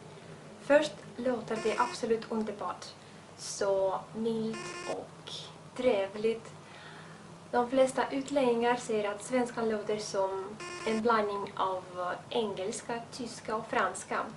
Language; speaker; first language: Swedish; non-native, fluent; Russian